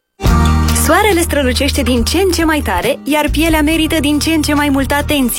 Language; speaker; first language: Romanian; native; Romanian